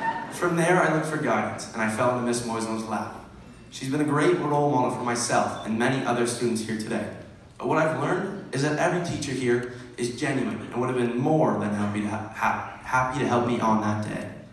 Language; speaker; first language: English; native; English